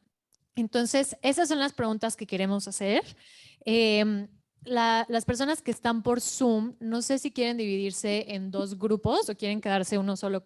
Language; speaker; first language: Spanish; native; Spanish